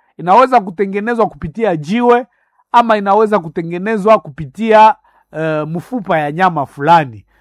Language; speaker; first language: Swahili; non-native, local second language; Nande